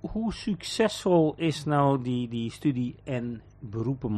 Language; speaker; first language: Dutch; native; Dutch